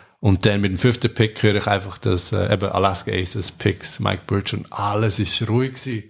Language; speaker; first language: German; native; German